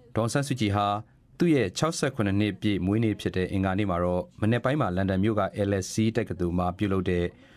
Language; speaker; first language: Burmese; native; Burmese